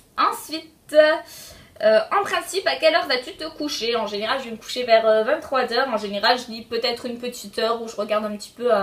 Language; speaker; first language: French; early bilingual, other home language; Polish